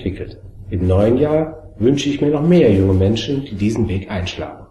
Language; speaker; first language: German; native; German